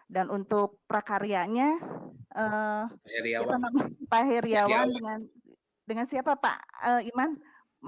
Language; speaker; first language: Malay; non-native, local second language; Sundanese